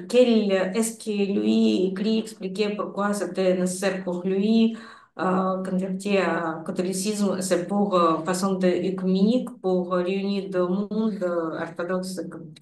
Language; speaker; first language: French; non-native, fluent; Russian